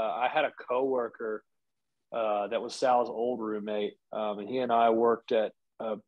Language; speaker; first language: English; native; English